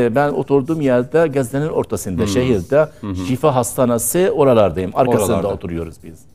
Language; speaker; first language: Turkish; non-native, learner; Arabic